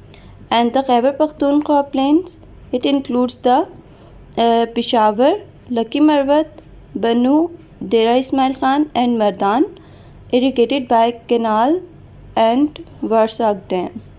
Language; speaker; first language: English; non-native, local second language; Urdu